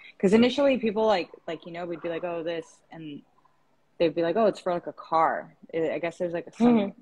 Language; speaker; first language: English; non-native, fluent; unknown